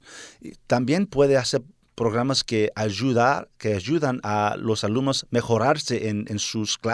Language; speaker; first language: Spanish; early bilingual, heritage; Spanish